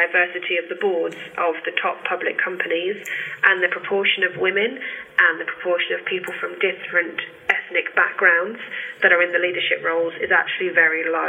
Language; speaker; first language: English; native; English